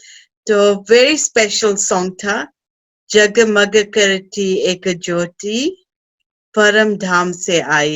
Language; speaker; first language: Hindi; early bilingual, heritage; Hindi